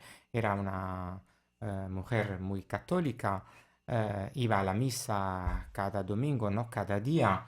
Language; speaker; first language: Spanish; non-native, fluent; Italian